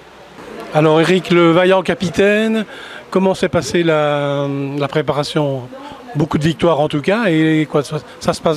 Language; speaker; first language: French; native; French